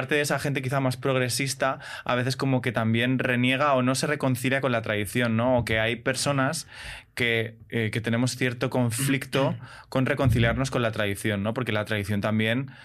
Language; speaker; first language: Spanish; native; Spanish